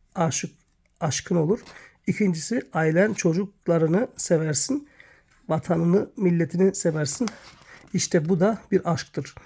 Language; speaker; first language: Turkish; native; Turkish